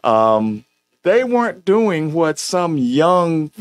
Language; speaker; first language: English; native; English